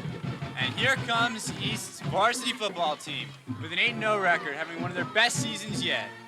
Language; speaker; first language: English; native; English